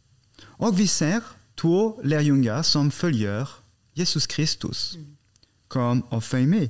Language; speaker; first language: Swedish; non-native, fluent; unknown